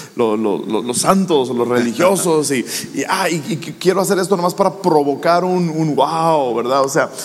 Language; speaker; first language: Spanish; native; Spanish